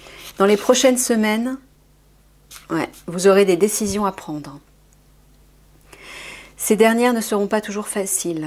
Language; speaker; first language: French; native; French